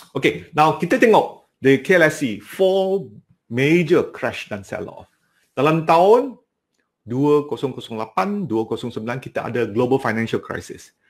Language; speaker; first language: Malay; non-native, local second language; Cantonese